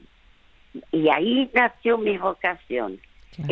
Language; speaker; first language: Spanish; early bilingual, other home language; French